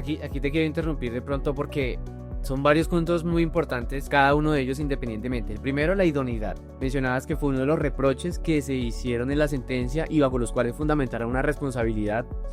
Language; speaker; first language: Spanish; native; Spanish